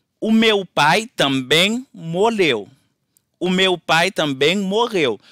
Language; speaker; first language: Portuguese; non-native, fluent; Haitian Creole